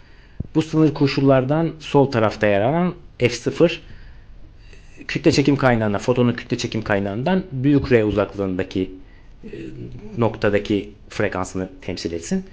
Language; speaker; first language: Turkish; native; Turkish